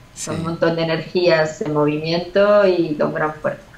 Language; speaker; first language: Spanish; native; Spanish